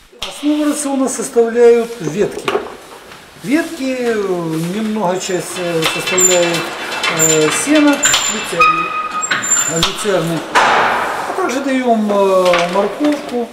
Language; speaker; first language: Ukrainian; non-native, local second language; Russian